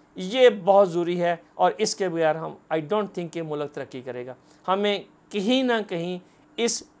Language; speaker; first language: Urdu; non-native, local second language; Punjabi